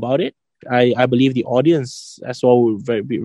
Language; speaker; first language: English; non-native, local second language; Chinese